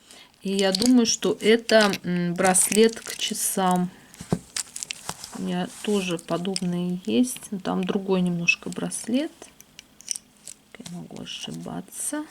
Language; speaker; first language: Russian; native; Russian